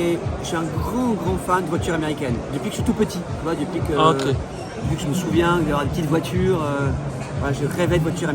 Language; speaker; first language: French; native; French